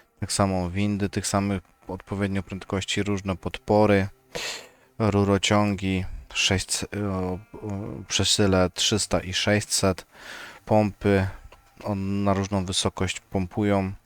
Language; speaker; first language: Polish; native; Polish